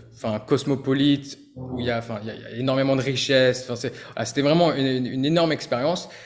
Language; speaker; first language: French; native; French